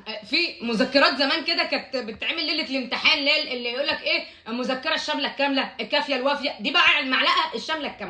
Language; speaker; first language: Arabic; native; Arabic